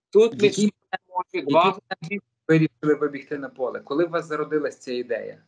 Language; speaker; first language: Ukrainian; native; Ukrainian